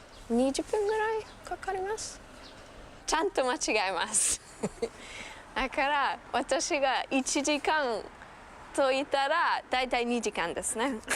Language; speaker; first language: Japanese; non-native, fluent; German